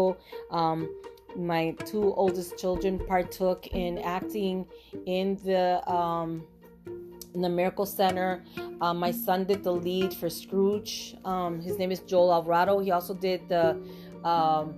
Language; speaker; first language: English; non-native, fluent; Spanish